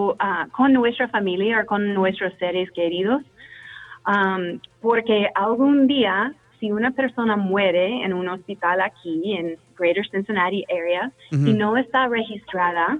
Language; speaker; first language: Spanish; non-native, fluent; English